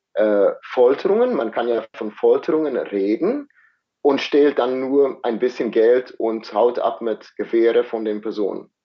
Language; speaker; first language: German; non-native, fluent; Afrikaans